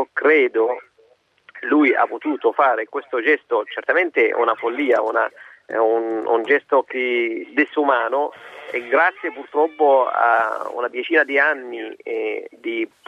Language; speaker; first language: Italian; non-native, fluent; Arabic